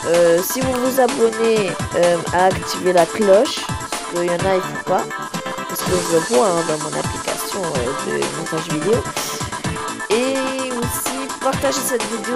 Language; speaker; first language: French; native; French